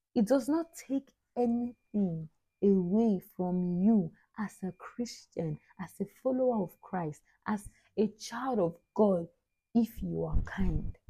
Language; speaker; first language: English; non-native, local second language; Igbo